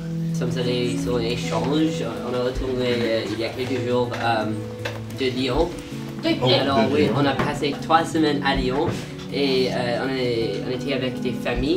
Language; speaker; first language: French; non-native, learner; English